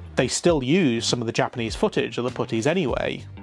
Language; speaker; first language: English; native; English